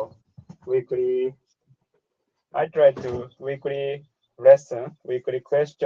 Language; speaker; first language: English; non-native, learner; Japanese